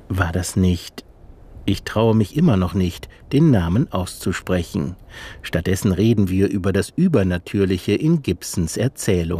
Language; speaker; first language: German; native; German